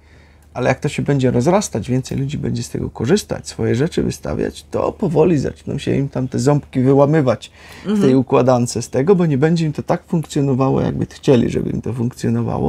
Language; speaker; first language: Polish; native; Polish